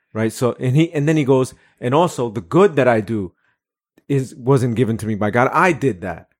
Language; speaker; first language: English; native; English